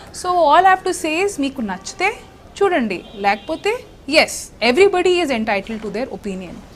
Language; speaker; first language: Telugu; non-native, local second language; Hindi